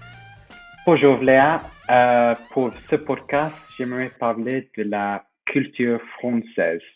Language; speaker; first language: French; non-native, fluent; English